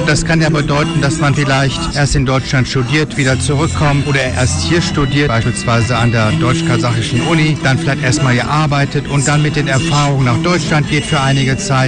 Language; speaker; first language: German; native; German